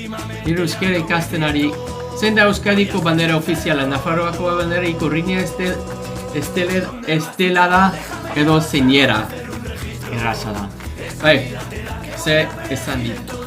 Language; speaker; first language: Basque; non-native, learner; English